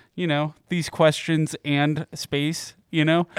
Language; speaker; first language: English; native; English